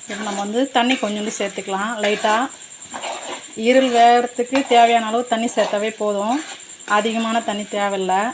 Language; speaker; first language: Tamil; native; Tamil